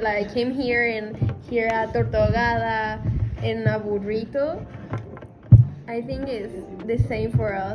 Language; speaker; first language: English; non-native, learner; Spanish